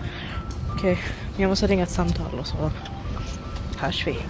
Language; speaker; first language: Swedish; early bilingual, other home language; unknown